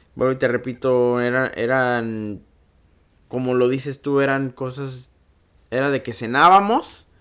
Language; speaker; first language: Spanish; native; Spanish